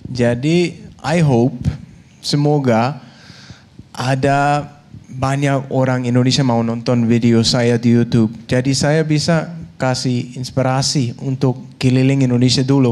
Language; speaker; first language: Indonesian; non-native, fluent; Danish